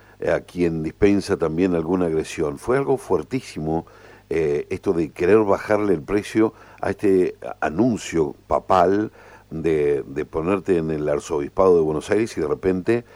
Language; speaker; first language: Spanish; native; Spanish